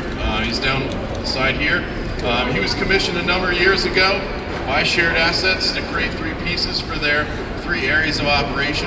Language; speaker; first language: English; native; English